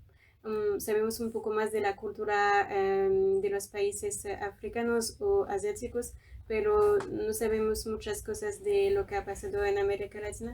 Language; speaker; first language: Spanish; non-native, fluent; French